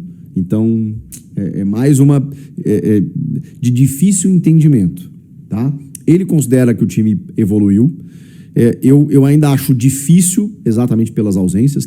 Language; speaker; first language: Portuguese; native; Portuguese